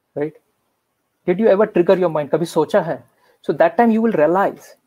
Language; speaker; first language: English; non-native, local second language; Marathi